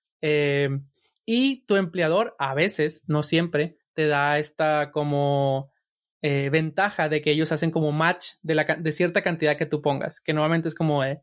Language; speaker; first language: Spanish; native; Spanish